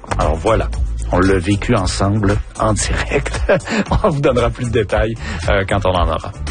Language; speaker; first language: French; native; French